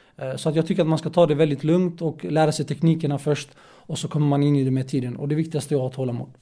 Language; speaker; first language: Swedish; early bilingual, other home language; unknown